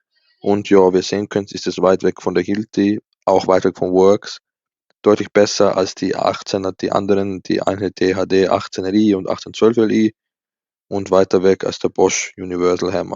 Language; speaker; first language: German; native; German